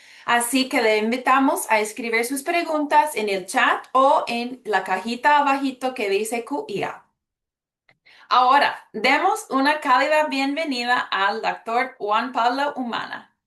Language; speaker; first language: Spanish; early bilingual, heritage; Spanish